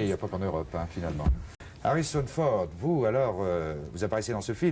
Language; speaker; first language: French; native; French